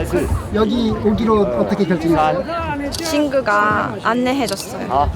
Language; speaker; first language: Korean; non-native, learner; Japanese